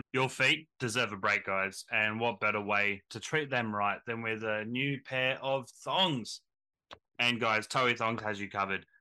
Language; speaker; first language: English; native; English